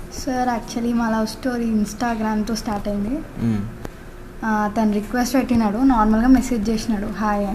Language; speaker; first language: Telugu; native; Telugu